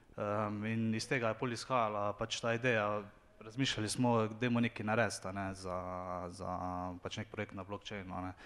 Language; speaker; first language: Slovenian; native; Slovenian